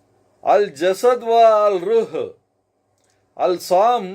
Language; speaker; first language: Arabic; non-native, learner; Telugu